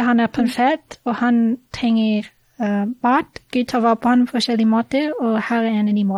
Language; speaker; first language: Norwegian; non-native, fluent; English